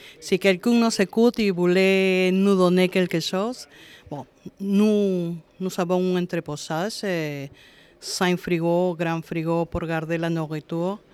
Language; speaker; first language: French; non-native, fluent; Spanish